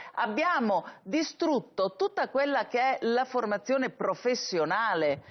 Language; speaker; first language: Italian; native; Italian